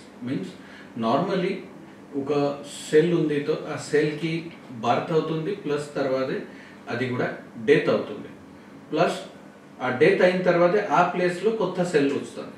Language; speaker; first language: Telugu; non-native, fluent; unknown